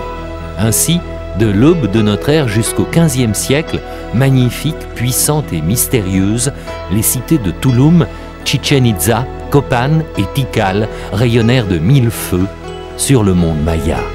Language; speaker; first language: French; native; French